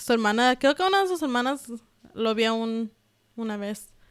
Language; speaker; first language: Spanish; early bilingual, heritage; Spanish